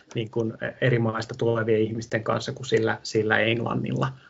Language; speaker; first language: Finnish; non-native, local second language; English